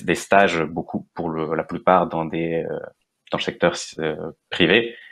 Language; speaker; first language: French; non-native, fluent; Spanish